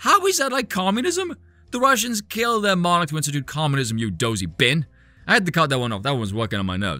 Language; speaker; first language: English; native; English